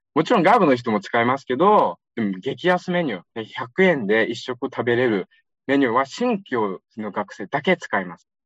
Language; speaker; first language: Japanese; non-native, fluent; Uyghur